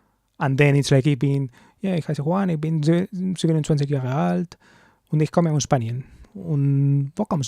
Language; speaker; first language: German; non-native, learner; Spanish